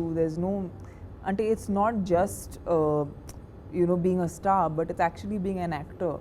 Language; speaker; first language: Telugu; non-native, local second language; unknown